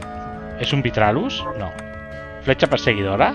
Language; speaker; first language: Spanish; native; Spanish